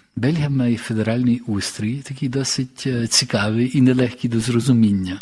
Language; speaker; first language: Ukrainian; early bilingual, heritage; Ukrainian